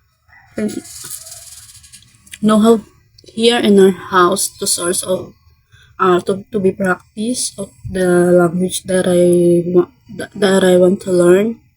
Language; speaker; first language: English; non-native, learner; Filipino